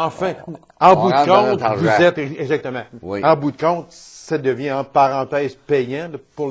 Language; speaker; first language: French; native; French